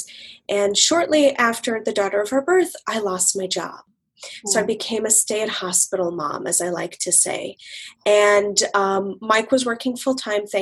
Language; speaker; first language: English; native; English